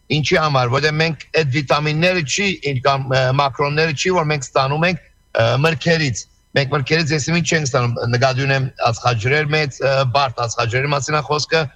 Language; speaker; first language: Armenian; native; Armenian